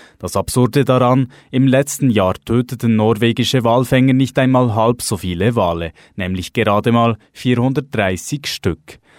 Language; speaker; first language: German; native; German